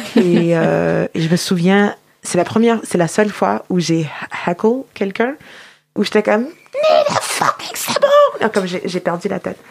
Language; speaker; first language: French; native; French